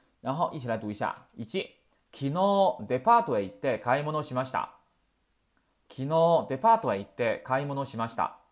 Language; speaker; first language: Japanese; non-native, fluent; Chinese